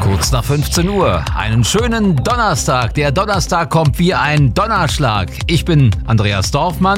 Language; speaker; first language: German; native; German